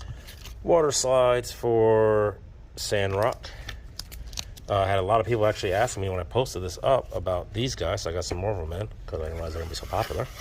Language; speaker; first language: English; native; English